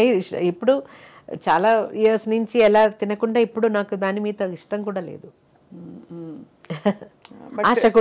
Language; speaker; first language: Telugu; non-native, local second language; Malayalam